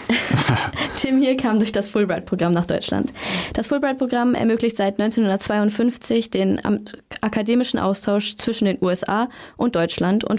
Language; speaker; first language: German; native; German